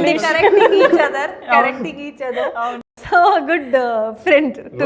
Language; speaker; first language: Telugu; non-native, learner; Kannada